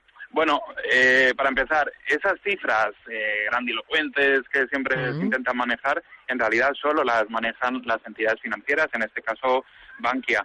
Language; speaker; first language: Spanish; native; Spanish